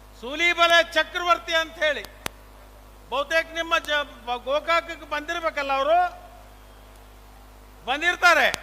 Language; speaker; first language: Kannada; native; Kannada